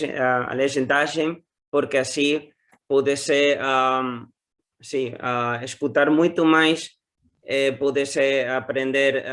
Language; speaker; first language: Portuguese; non-native, learner; Spanish